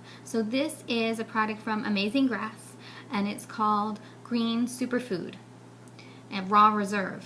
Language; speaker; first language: English; native; English